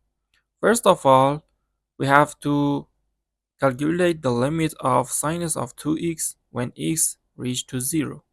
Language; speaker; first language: English; non-native, learner; Persian